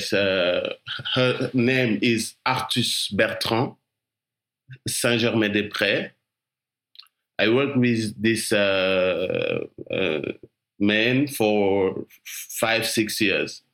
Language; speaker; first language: English; non-native, learner; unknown